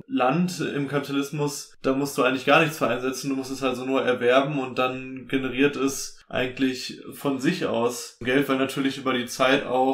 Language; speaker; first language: German; native; German